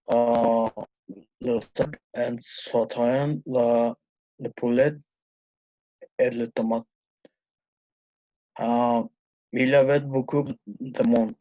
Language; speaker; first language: French; non-native, learner; Spanish